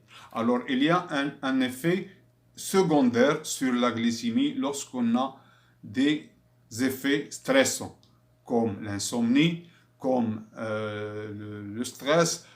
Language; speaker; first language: French; non-native, fluent; Arabic